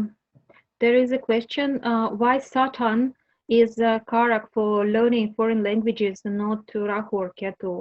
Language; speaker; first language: English; non-native, learner; Russian